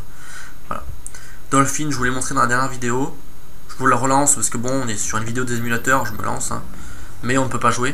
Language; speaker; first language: French; native; French